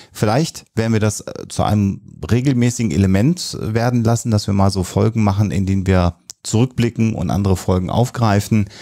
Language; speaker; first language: German; native; German